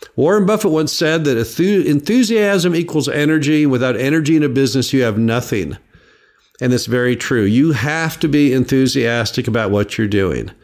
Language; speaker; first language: English; native; English